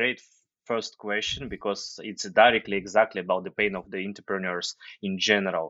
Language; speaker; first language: English; non-native, fluent; Ukrainian